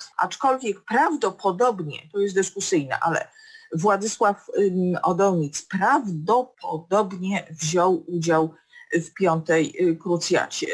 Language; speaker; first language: Polish; native; Polish